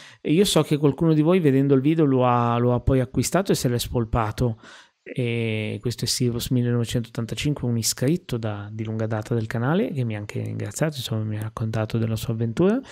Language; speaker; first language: Italian; native; Italian